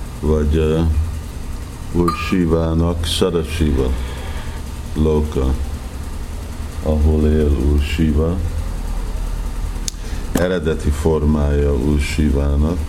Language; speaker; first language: Hungarian; early bilingual, heritage; Hungarian